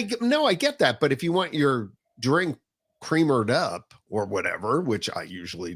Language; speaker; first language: English; native; English